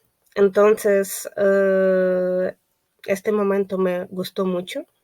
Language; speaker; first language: Spanish; non-native, fluent; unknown